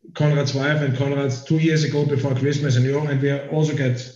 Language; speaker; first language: English; non-native, fluent; German